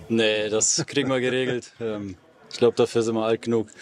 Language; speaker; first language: German; native; German